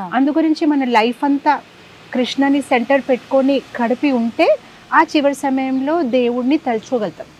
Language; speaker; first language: Telugu; non-native, fluent; Gujarati